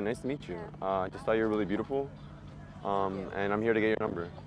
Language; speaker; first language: English; early bilingual, other home language; Spanish